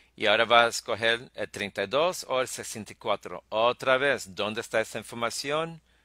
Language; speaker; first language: Spanish; early bilingual, heritage; Spanish